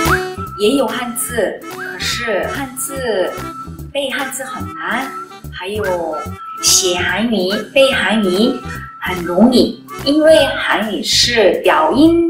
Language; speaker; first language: Chinese; non-native, learner; Korean